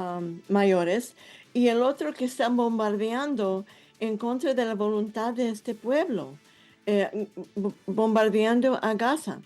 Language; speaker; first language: Spanish; non-native, fluent; English